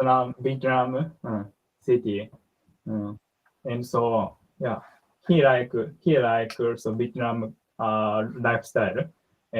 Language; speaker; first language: English; non-native, learner; Japanese